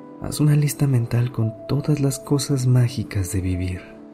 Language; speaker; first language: Spanish; native; Spanish